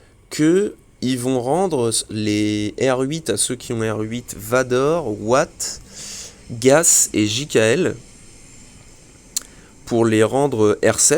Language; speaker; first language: French; native; French